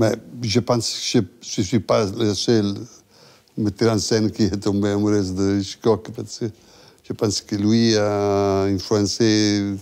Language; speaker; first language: French; non-native, fluent; Italian